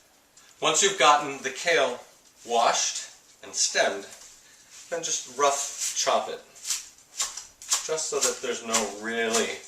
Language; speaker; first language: English; native; English